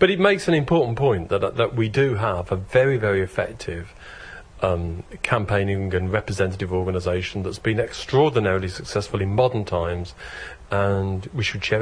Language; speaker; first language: English; native; English